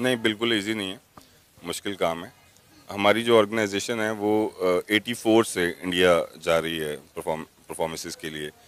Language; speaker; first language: Urdu; non-native, local second language; Punjabi